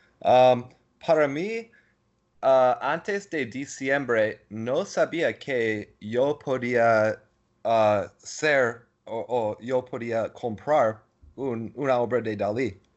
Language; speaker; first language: Spanish; non-native, learner; English